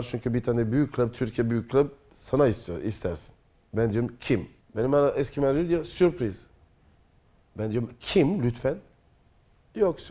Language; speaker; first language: Turkish; non-native, learner; French